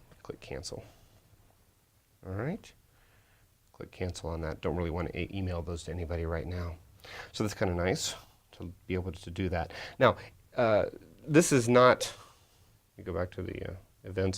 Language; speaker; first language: English; native; English